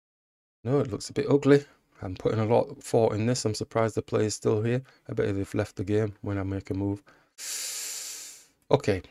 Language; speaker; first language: English; native; English